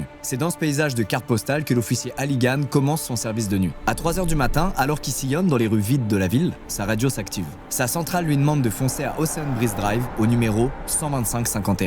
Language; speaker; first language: French; native; French